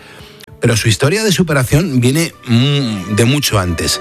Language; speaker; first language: Spanish; native; Spanish